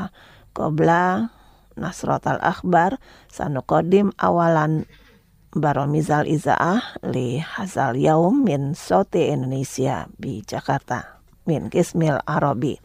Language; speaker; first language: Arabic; non-native, fluent; Indonesian